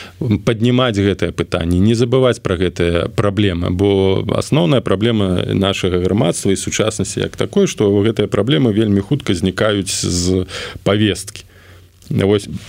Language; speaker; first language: Belarusian; non-native, local second language; Russian